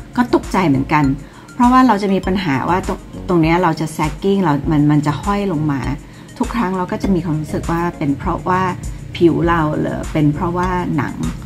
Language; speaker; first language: Thai; early bilingual, other home language; English